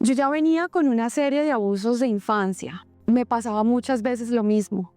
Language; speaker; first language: Spanish; native; Spanish